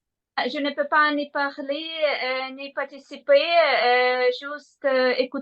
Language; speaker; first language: French; non-native, learner; Ukrainian